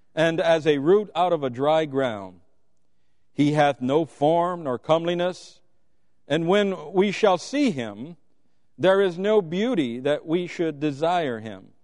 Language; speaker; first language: English; native; English